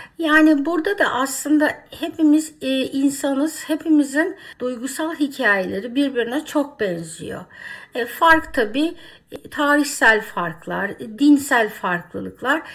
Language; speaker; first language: Turkish; native; Turkish